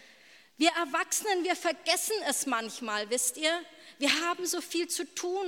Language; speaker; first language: German; native; German